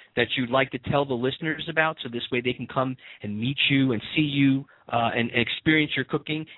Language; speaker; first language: English; native; English